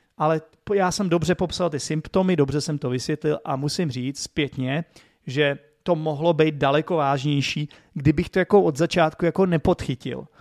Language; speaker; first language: Czech; native; Czech